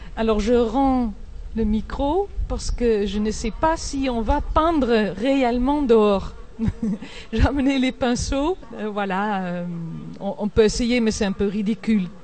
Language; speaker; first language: French; non-native, fluent; Dutch